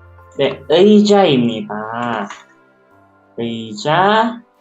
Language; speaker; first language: Korean; non-native, local second language; Indonesian